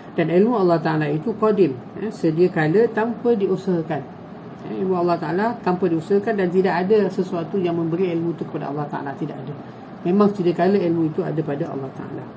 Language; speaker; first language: Malay; native; Malay